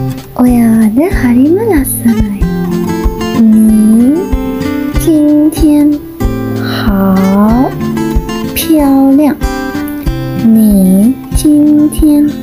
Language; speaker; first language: Chinese; non-native, fluent; Sinhala